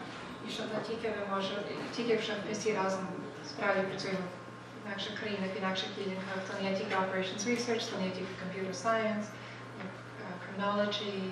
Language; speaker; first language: Ukrainian; early bilingual, heritage; Ukrainian